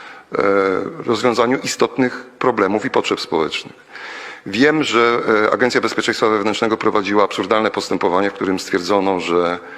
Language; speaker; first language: Polish; native; Polish